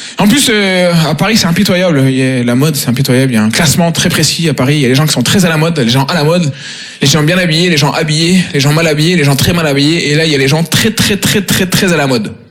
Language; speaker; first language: French; native; French